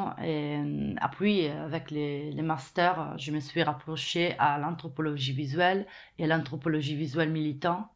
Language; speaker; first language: French; non-native, fluent; Italian